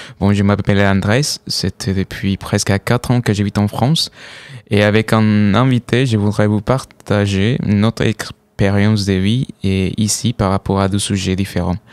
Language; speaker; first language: French; non-native, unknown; Spanish